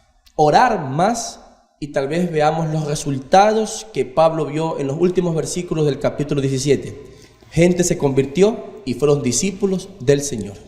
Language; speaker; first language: Spanish; native; Spanish